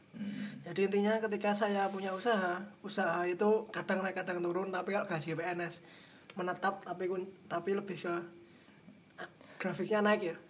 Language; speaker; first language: Indonesian; non-native, local second language; Javanese